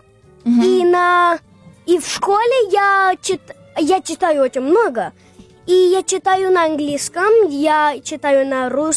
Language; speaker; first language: Russian; early bilingual, heritage; English